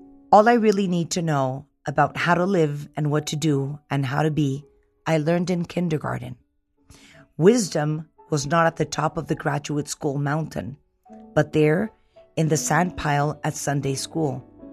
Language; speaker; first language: English; early bilingual, other home language; Spanish